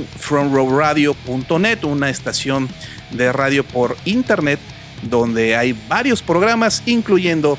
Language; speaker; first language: Spanish; native; Spanish